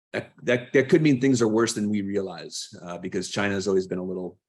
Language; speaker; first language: English; native; English